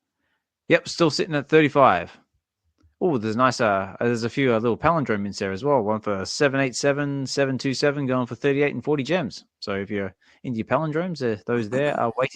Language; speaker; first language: English; native; English